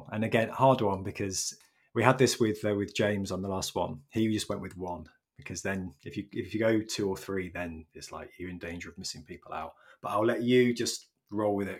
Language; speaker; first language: English; native; English